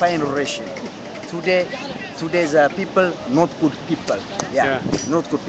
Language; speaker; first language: English; non-native, learner; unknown